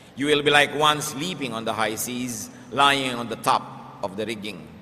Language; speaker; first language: English; non-native, local second language; Filipino